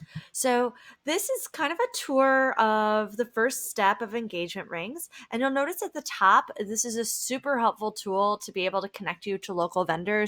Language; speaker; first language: English; native; English